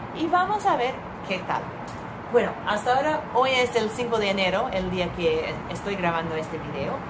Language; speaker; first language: Spanish; non-native, fluent; English